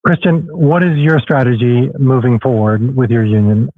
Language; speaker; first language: English; non-native, fluent; Swedish